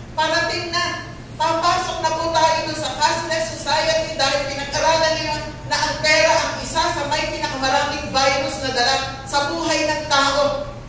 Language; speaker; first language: Filipino; native; Filipino